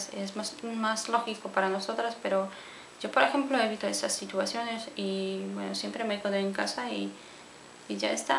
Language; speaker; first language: Spanish; non-native, fluent; Polish